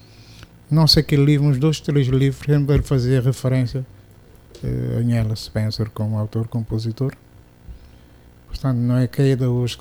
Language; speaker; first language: Portuguese; non-native, local second language; Kabuverdianu